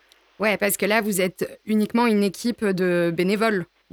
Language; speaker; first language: French; native; French